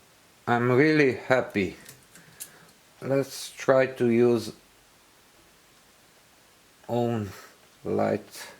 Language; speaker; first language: English; non-native, learner; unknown